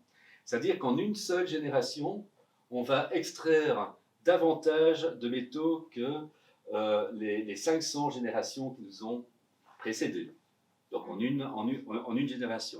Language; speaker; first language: French; native; French